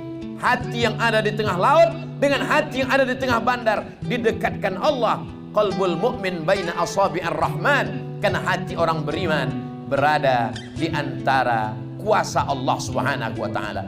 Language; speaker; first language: Malay; native; Malay